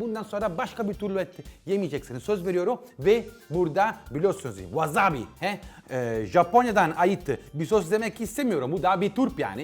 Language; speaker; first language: Turkish; non-native, learner; Italian